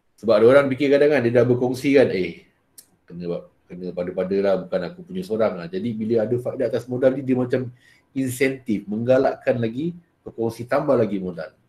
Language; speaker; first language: Malay; native; Malay